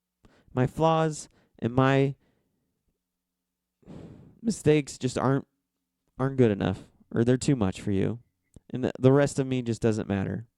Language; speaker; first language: English; native; English